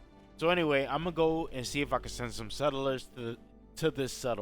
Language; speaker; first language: English; native; English